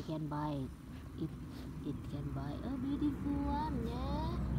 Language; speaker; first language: English; non-native, learner; Thai